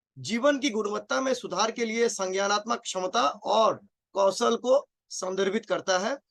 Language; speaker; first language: Hindi; native; Hindi